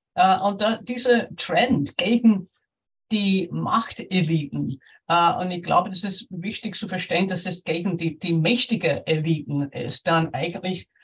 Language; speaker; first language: German; non-native, fluent; English